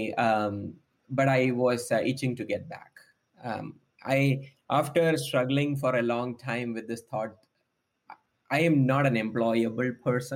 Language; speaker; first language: English; non-native, local second language; Malayalam